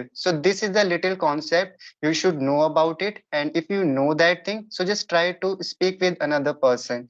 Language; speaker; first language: English; non-native, local second language; Hindi